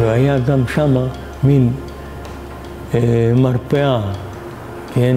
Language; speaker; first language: Hebrew; non-native, fluent; Hungarian